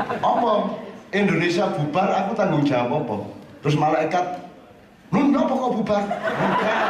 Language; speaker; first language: Indonesian; native; Indonesian